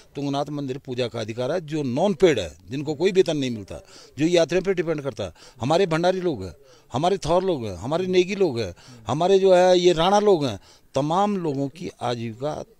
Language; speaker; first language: Hindi; native; Hindi